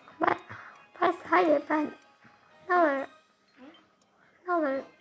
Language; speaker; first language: Turkish; early bilingual, heritage; Turkish